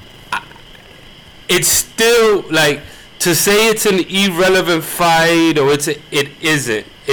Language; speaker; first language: English; early bilingual, other home language; Spanish